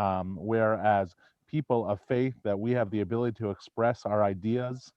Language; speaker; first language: English; native; English